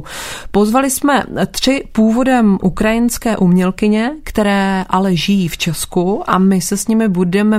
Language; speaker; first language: Czech; native; Czech